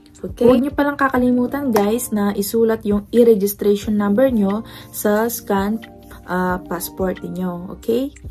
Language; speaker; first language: Filipino; non-native, local second language; Pampanga